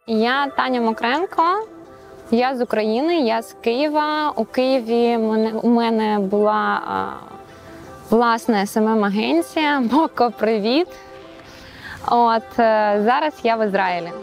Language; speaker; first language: Ukrainian; native; Ukrainian